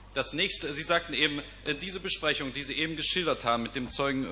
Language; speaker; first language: German; native; German